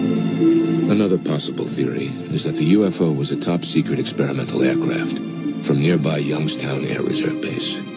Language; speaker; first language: English; native; English